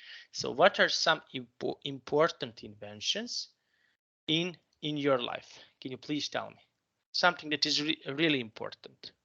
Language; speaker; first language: English; non-native, fluent; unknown